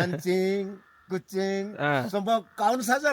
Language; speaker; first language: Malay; non-native, learner; Nepali